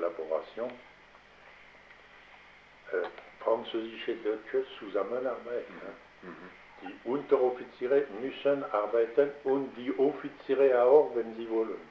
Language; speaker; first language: German; non-native, learner; French